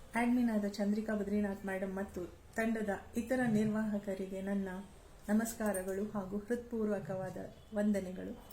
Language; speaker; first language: Kannada; non-native, local second language; Kodava